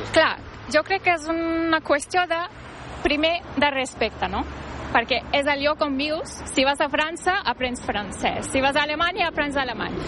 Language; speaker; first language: Catalan; non-native, fluent; Turkish